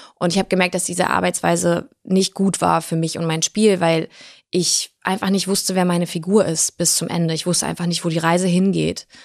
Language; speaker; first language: German; early bilingual, other home language; Russian